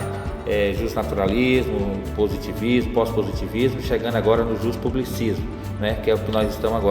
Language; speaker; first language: Portuguese; native; Portuguese